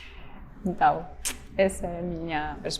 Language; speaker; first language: Portuguese; non-native, fluent; Ukrainian